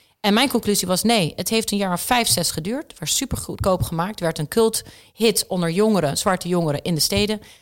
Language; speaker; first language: Dutch; early bilingual, other home language; Czech